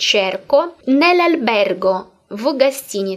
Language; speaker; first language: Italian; non-native, fluent; Russian